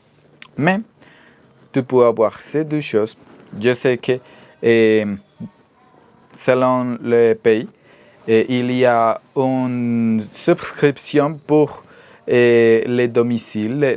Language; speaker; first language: French; non-native, learner; Spanish